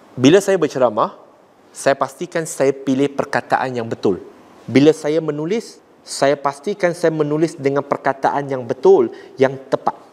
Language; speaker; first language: Malay; non-native, local second language; Chinese